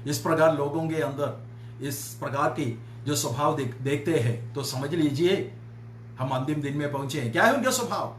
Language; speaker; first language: Hindi; non-native, local second language; Malayalam